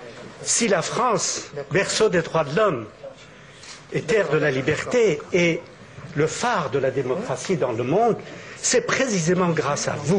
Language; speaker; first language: French; native; French